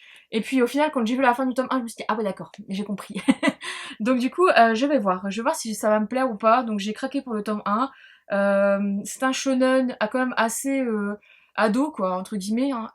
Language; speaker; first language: French; native; French